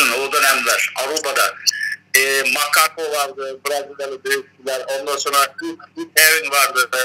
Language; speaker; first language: Turkish; early bilingual, heritage; Turkish